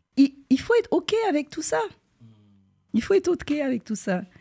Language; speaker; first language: French; native; French